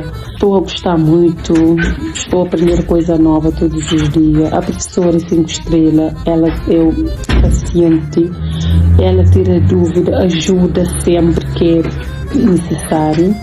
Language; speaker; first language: Portuguese; non-native, local second language; Kabuverdianu